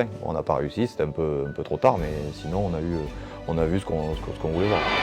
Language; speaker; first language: French; native; French